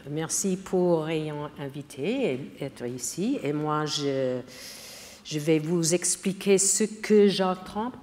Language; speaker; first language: French; non-native, learner; English